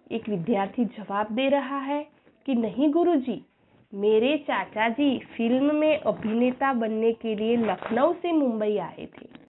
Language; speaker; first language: Hindi; non-native, local second language; Gujarati